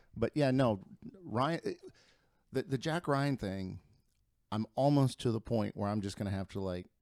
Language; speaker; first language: English; early bilingual, other home language; Spanish